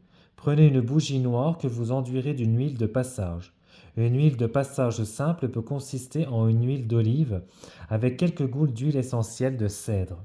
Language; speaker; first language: French; native; French